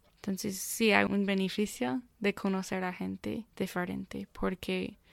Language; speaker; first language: Spanish; non-native, fluent; English